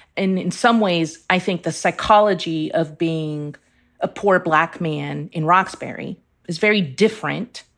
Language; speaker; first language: English; early bilingual, other home language; Persian